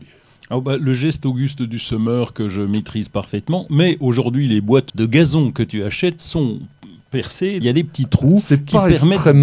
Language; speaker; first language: French; native; French